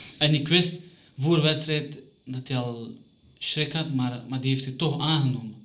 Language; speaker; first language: Dutch; non-native, fluent; Chechen